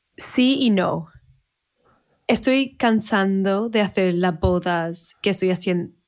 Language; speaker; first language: Spanish; non-native, fluent; English